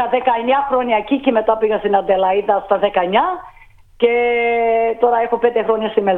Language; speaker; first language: Greek; early bilingual, heritage; Greek